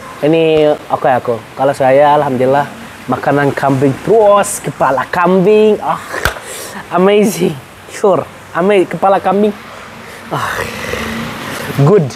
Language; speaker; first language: Indonesian; non-native, learner; Arabic